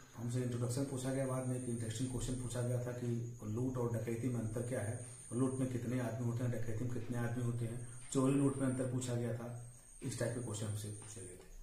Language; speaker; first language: Hindi; native; Hindi